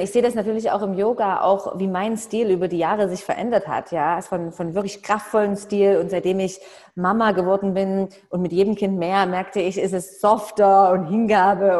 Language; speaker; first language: German; native; German